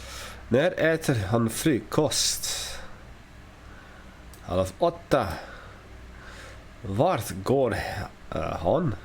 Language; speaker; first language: Swedish; non-native, learner; English